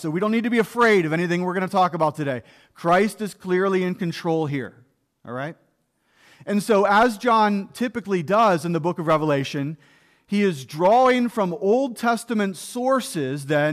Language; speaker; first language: English; native; English